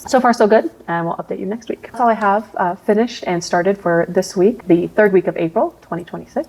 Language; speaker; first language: English; native; English